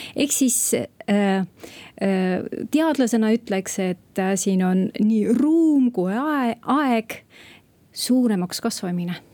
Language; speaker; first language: Estonian; non-native, local second language; Russian